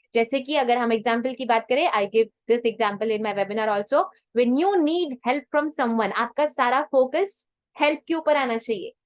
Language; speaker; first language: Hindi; non-native, local second language; Punjabi